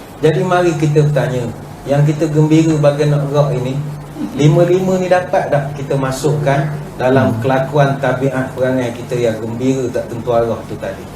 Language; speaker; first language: Malay; native; Malay